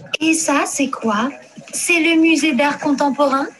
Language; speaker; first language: French; non-native, learner; English